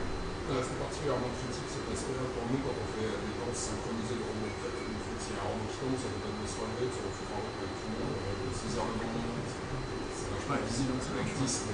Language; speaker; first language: French; native; French